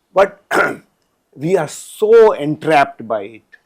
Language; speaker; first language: English; non-native, local second language; Gujarati